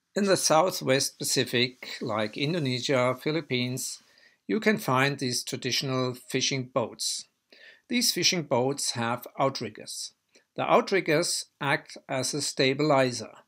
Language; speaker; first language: English; non-native, fluent; German